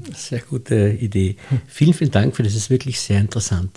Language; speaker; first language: German; native; German